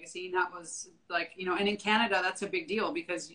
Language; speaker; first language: English; native; English